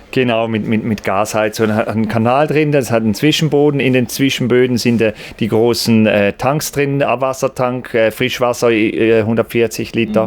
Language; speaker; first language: German; native; German